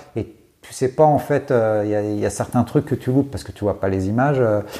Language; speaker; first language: French; native; French